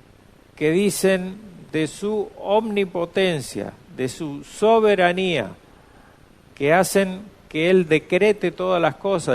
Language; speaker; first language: Spanish; native; Spanish